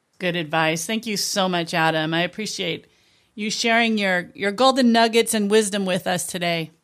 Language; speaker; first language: English; native; English